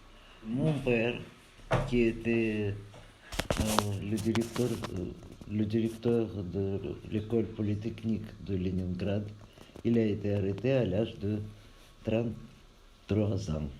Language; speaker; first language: French; non-native, fluent; Russian